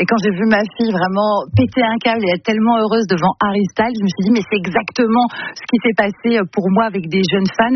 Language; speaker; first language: French; native; French